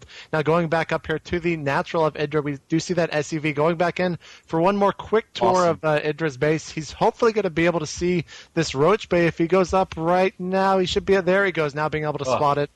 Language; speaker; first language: English; native; English